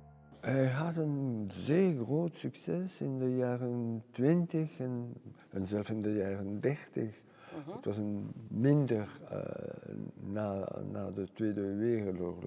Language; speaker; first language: Dutch; non-native, local second language; French